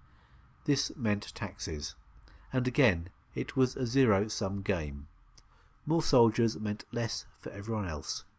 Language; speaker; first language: English; native; English